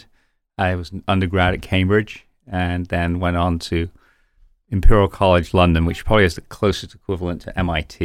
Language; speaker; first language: English; native; English